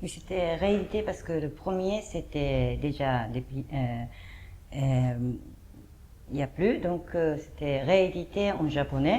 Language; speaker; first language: French; non-native, fluent; Japanese